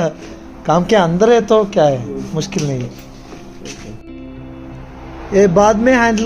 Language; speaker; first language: Hindi; non-native, local second language; Malayalam